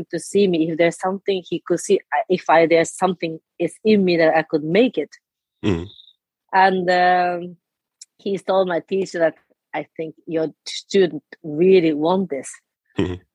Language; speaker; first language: English; non-native, fluent; Japanese